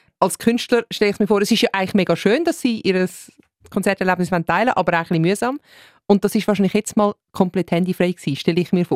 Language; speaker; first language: German; native; German